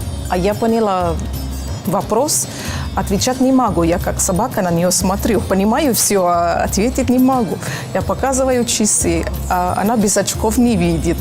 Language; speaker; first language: Russian; non-native, fluent; Tamil